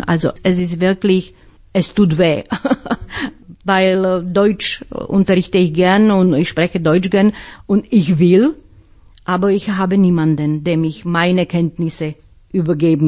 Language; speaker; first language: German; non-native, fluent; Slovak